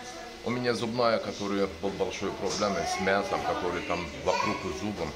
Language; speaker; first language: Russian; non-native, learner; Turkish